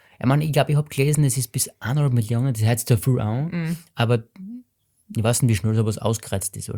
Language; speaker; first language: German; native; German